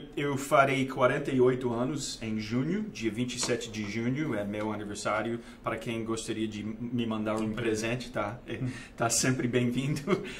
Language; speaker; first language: Portuguese; non-native, fluent; English